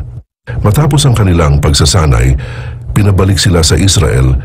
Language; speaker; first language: Filipino; native; Filipino